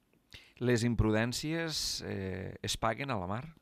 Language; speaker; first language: Catalan; native; Catalan